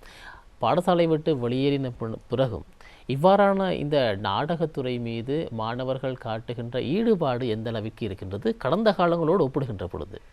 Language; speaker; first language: Tamil; native; Tamil